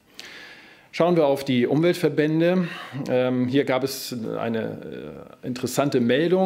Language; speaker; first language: German; native; German